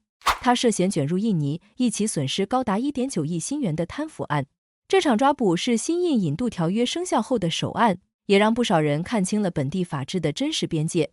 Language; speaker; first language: Chinese; native; Chinese